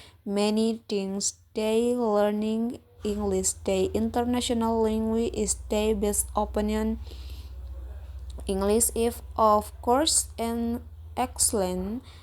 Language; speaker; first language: English; non-native, learner; Indonesian